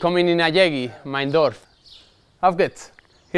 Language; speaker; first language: German; non-native, learner; Spanish